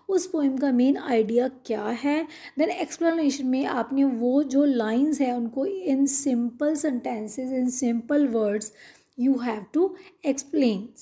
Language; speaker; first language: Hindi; non-native, local second language; Punjabi